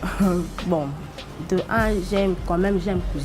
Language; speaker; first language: French; non-native, local second language; Lingala